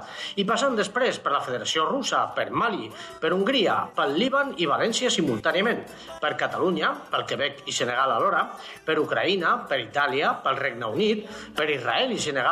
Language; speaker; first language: Catalan; native; Catalan